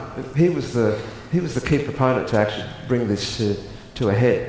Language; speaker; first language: English; native; English